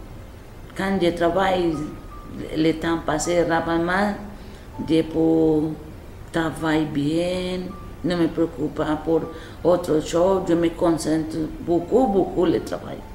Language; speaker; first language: French; non-native, learner; Spanish